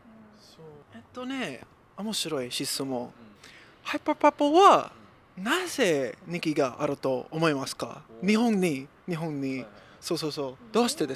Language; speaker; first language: Japanese; non-native, learner; English